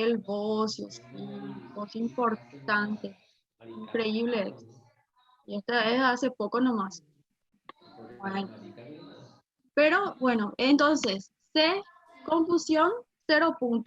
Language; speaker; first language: Spanish; native; Spanish